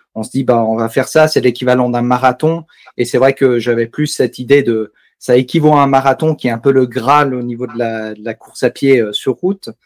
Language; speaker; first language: French; native; French